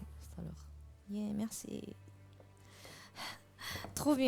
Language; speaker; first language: French; non-native, fluent; Japanese